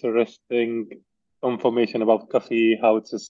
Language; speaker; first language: English; non-native, learner; Arabic